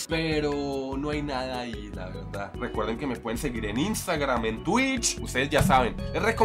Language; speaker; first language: Spanish; native; Spanish